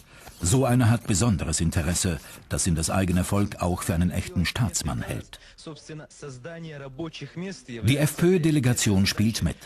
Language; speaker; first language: German; native; German